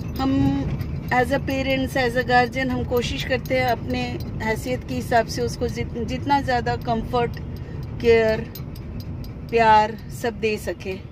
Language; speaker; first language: Hindi; non-native, local second language; Bangla